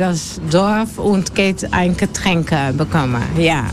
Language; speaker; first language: German; non-native, learner; Dutch